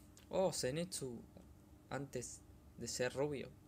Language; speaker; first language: Spanish; native; Spanish